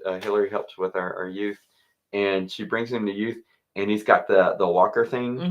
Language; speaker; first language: English; native; English